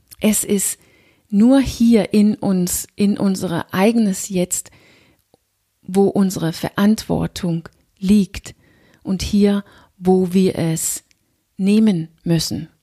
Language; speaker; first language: German; non-native, fluent; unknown